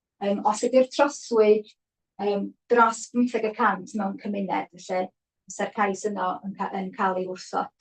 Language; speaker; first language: Welsh; native; Welsh